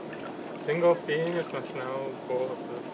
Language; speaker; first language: Portuguese; non-native, learner; English